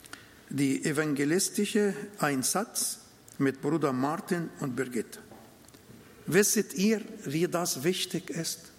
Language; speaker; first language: German; non-native, learner; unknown